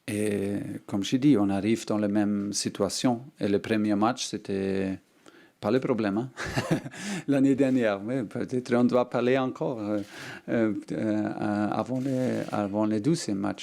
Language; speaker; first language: French; non-native, learner; German